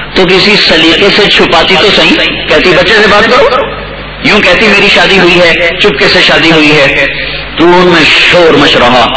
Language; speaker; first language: Urdu; non-native, local second language; Punjabi